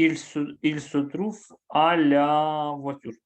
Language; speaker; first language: French; non-native, learner; Russian